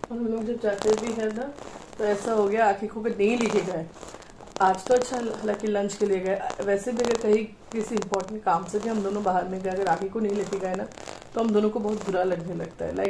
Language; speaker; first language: Hindi; non-native, local second language; Bangla